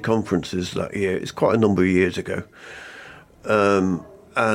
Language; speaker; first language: English; native; English